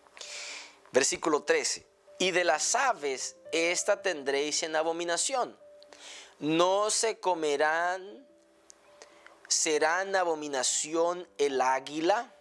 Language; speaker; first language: Spanish; native; Spanish